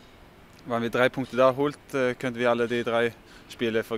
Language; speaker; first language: German; non-native, fluent; Norwegian